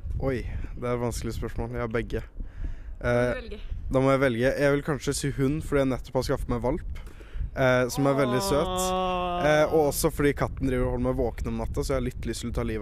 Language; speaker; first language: Norwegian; native; Norwegian